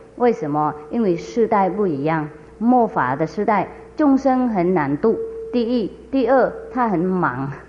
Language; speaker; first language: Chinese; non-native, fluent; Vietnamese